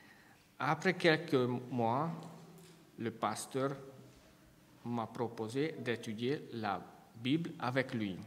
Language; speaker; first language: French; non-native, fluent; Hungarian